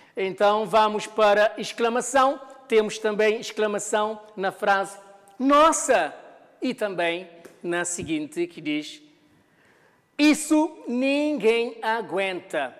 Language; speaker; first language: Portuguese; non-native, local second language; Kabuverdianu